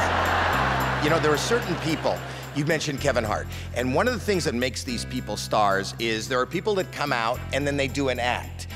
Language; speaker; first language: English; native; English